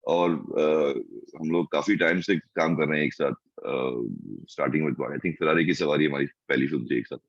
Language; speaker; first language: Hindi; non-native, local second language; Tamil